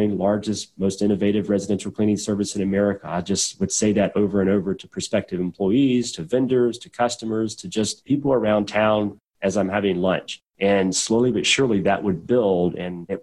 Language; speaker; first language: English; native; English